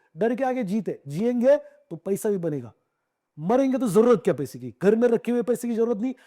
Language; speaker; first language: Hindi; non-native, local second language; Marathi